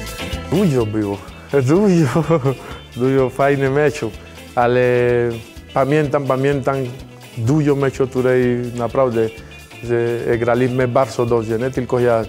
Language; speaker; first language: Polish; non-native, learner; Spanish